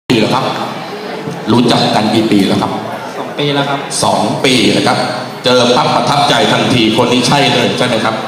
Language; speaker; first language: Thai; native; Thai